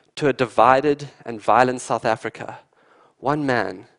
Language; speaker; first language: English; native; English